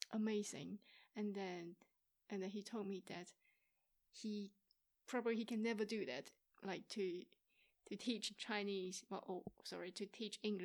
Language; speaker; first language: English; non-native, fluent; Chinese